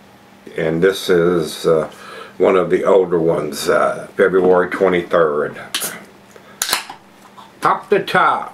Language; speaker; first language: English; native; English